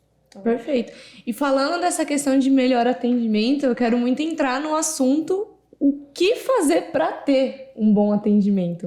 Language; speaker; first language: Portuguese; native; Portuguese